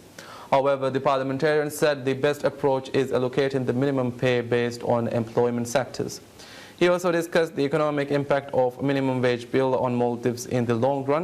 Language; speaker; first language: English; non-native, local second language; Divehi